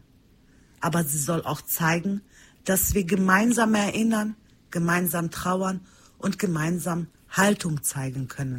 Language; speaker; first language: German; early bilingual, other home language; Turkish